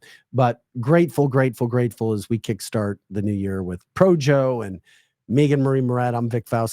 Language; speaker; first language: English; native; English